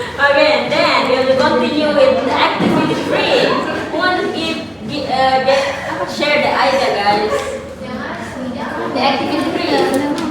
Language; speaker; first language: English; non-native, learner; Indonesian